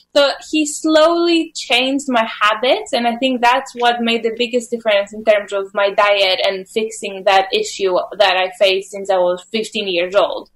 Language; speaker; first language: English; non-native, fluent; Greek